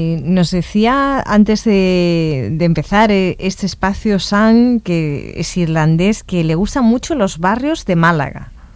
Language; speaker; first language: Spanish; native; Spanish